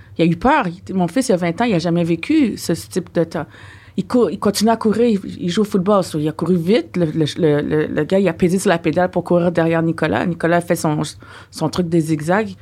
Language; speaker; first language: French; non-native, fluent; English